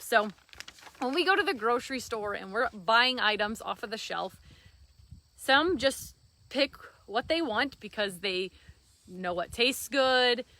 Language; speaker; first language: English; native; English